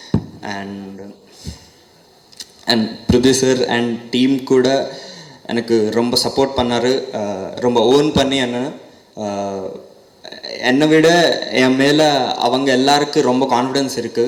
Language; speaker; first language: Tamil; non-native, learner; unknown